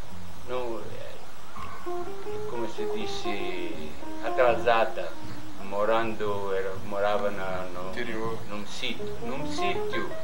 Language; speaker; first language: Portuguese; non-native, fluent; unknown